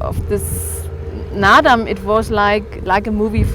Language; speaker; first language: English; non-native, learner; German